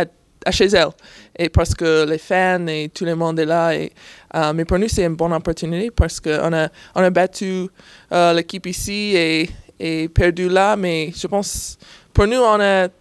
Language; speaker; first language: French; non-native, learner; English